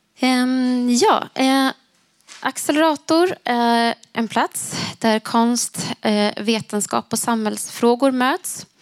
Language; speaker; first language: Swedish; native; Swedish